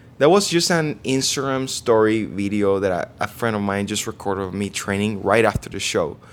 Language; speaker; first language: English; non-native, fluent; Spanish